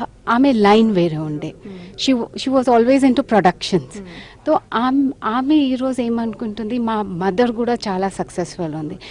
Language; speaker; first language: Telugu; non-native, local second language; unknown